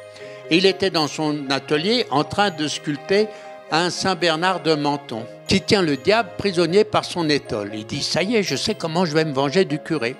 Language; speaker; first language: French; native; French